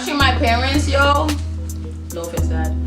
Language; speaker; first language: English; native; English